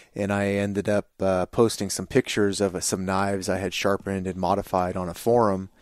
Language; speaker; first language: English; native; English